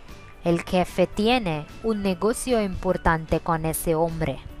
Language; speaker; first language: Spanish; non-native, fluent; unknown